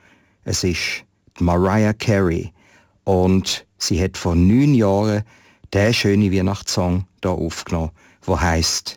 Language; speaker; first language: German; native; German